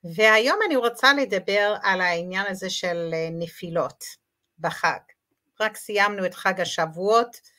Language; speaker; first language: Hebrew; native; Hebrew